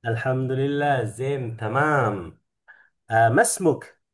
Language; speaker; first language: Arabic; non-native, fluent; Indonesian